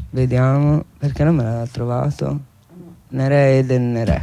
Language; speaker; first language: Italian; native; Italian